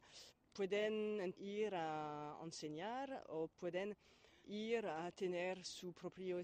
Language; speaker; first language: Spanish; non-native, fluent; French